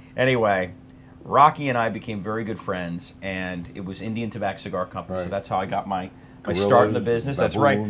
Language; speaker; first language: English; native; English